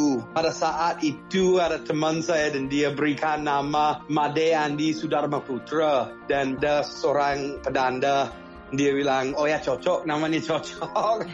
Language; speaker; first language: Indonesian; non-native, fluent; English